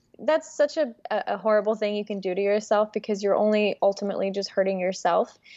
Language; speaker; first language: English; early bilingual, other home language; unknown